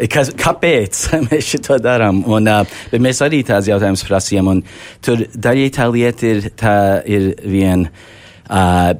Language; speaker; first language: Latvian; early bilingual, heritage; Latvian